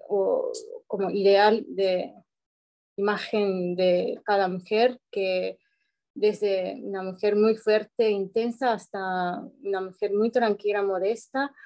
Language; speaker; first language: Spanish; non-native, fluent; Japanese